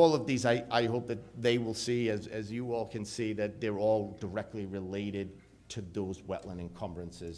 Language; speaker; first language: English; native; English